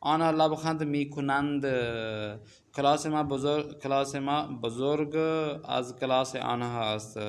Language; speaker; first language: Persian; non-native, fluent; Urdu